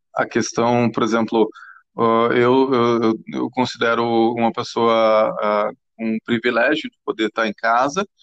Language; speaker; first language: Portuguese; non-native, fluent; English